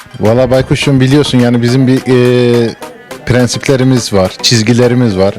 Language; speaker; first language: Turkish; early bilingual, other home language; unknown